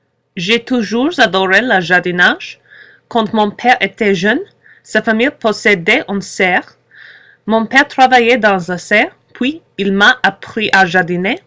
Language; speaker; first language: French; non-native, learner; English